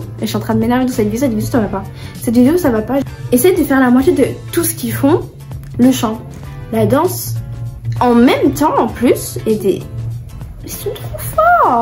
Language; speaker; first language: French; native; French